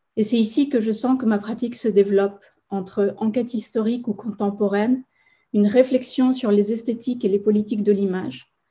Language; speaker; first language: French; non-native, fluent; Spanish